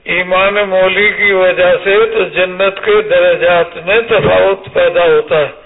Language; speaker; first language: Urdu; native; Urdu